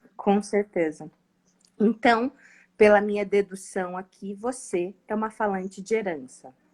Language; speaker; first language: Portuguese; native; Portuguese